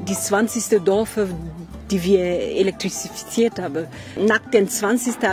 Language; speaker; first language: German; non-native, fluent; French